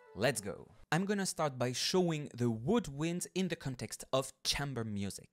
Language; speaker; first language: English; non-native, fluent; French